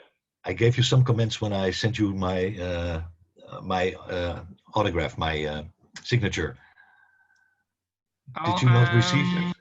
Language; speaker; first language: English; non-native, fluent; Dutch